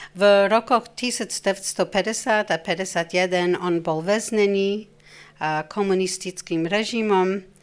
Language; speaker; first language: Slovak; non-native, fluent; English